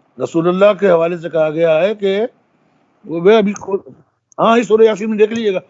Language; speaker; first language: Urdu; native; Urdu